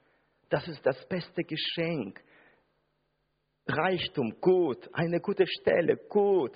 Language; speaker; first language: German; non-native, fluent; Russian